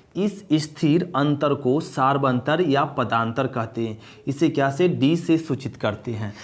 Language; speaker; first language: Hindi; native; Hindi